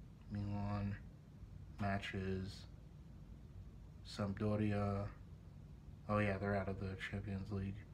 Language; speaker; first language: English; native; English